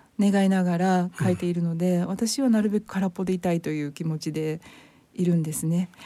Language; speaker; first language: Japanese; native; Japanese